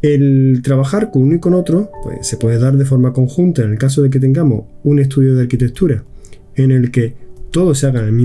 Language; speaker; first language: Spanish; native; Spanish